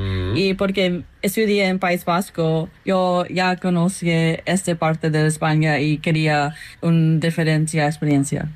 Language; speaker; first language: Spanish; non-native, learner; English